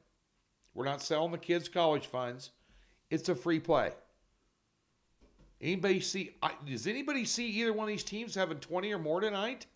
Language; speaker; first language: English; native; English